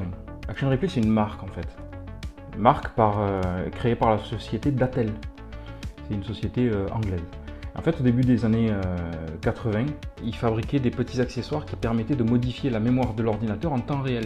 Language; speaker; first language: French; native; French